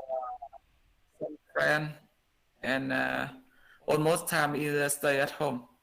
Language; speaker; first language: English; non-native, learner; Vietnamese